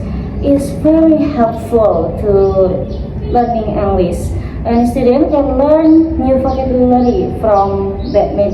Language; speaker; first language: English; non-native, learner; Indonesian